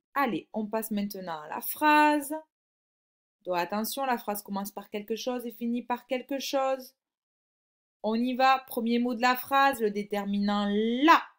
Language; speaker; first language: French; native; French